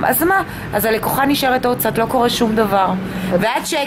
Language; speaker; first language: Hebrew; native; Hebrew